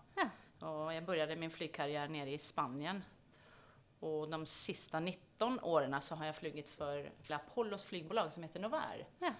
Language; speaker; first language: Swedish; native; Swedish